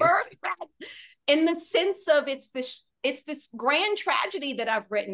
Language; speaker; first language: English; native; English